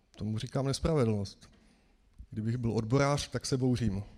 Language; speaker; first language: Czech; native; Czech